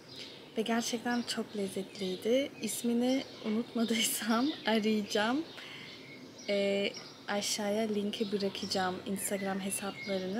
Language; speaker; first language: Turkish; early bilingual, heritage; Turkish